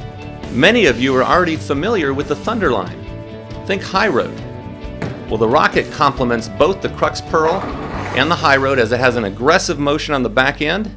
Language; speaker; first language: English; native; English